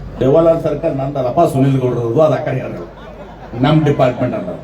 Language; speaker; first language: Kannada; native; Kannada